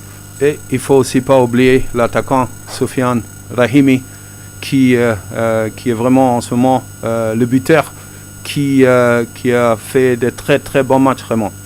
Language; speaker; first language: French; non-native, fluent; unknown